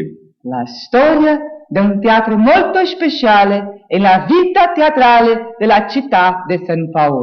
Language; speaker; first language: Italian; non-native, fluent; Portuguese